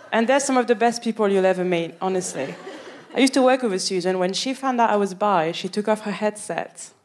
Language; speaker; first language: English; non-native, fluent; French